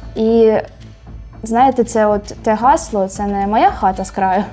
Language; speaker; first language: Ukrainian; non-native, local second language; Russian